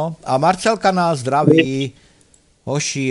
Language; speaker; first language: Czech; native; Czech